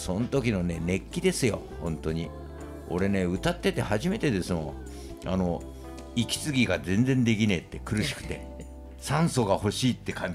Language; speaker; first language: Japanese; native; Japanese